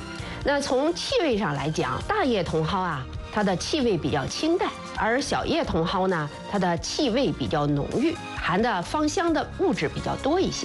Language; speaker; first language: Chinese; native; Chinese